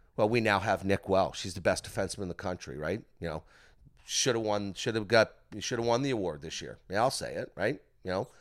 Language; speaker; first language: English; native; English